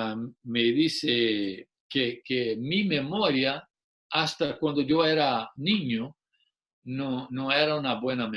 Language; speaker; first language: Spanish; non-native, fluent; English